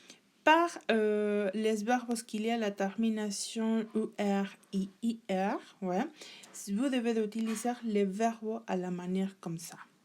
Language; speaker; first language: French; non-native, learner; Spanish